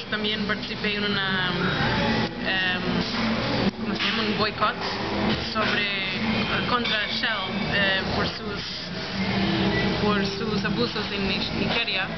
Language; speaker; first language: Spanish; non-native, fluent; English